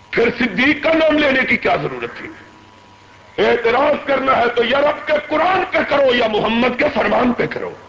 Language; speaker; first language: Urdu; non-native, local second language; Punjabi